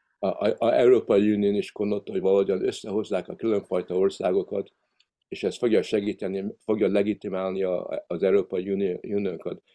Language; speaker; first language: Hungarian; early bilingual, heritage; Hungarian